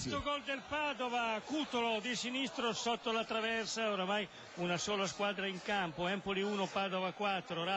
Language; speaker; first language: Italian; native; Italian